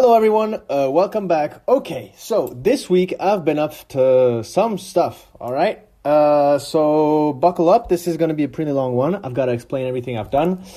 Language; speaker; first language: English; non-native, fluent; French